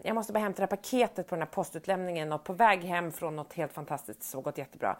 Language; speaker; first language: Swedish; native; Swedish